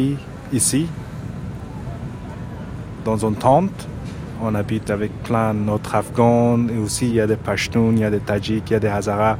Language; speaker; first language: French; non-native, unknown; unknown